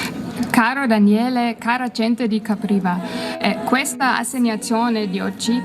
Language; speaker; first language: Italian; non-native, fluent; German